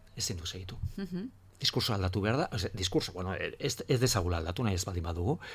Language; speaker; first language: Basque; non-native, local second language; Spanish